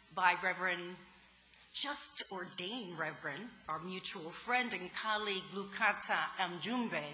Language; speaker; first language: English; native; English